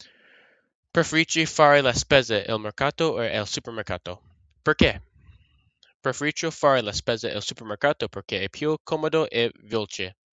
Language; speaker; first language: Italian; non-native, learner; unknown